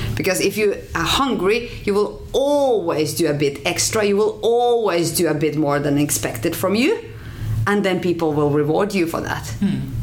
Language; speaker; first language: English; non-native, fluent; Finnish